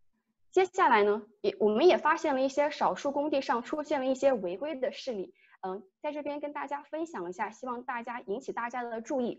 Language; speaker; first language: Chinese; native; Chinese